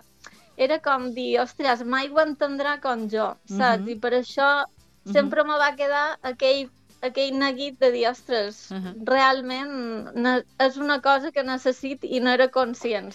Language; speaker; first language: Catalan; native; Catalan